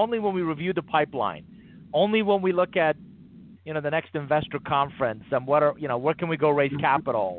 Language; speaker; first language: English; non-native, fluent; Persian